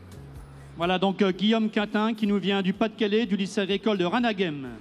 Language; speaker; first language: French; native; French